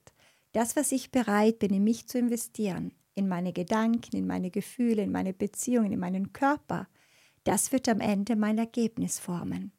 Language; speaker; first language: German; native; German